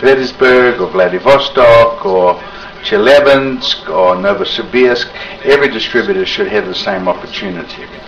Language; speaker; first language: English; native; English